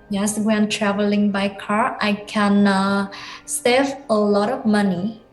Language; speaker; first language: English; non-native, learner; Vietnamese